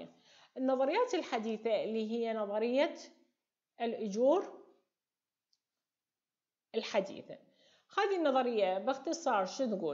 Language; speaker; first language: Arabic; native; Arabic